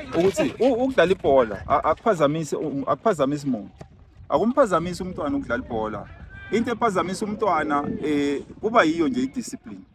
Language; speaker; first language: Zulu; native; Zulu